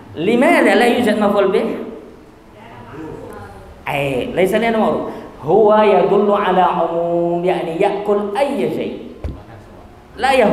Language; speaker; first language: Arabic; non-native, fluent; Indonesian